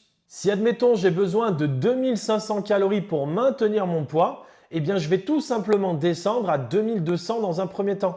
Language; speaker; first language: French; native; French